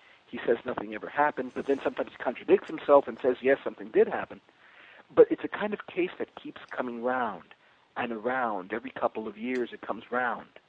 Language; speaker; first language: English; early bilingual, other home language; Spanish